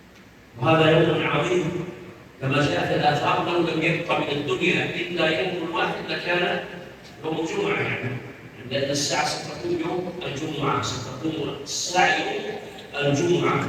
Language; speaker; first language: Arabic; native; Arabic